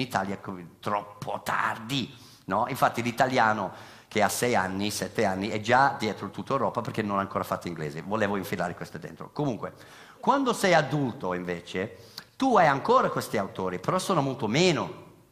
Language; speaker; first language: Italian; non-native, fluent; English